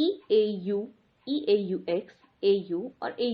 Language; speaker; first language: French; non-native, fluent; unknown